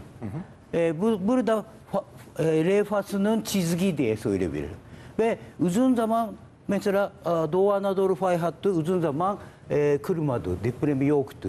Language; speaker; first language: Turkish; non-native, learner; Japanese